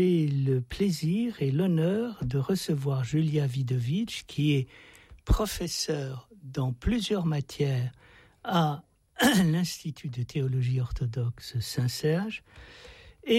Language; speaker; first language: French; native; French